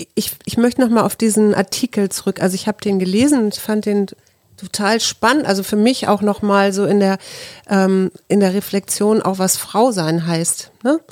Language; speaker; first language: German; native; German